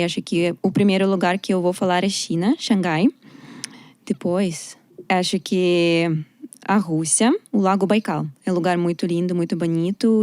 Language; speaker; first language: Portuguese; non-native, learner; Russian